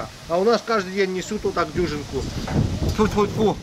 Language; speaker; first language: Russian; native; Russian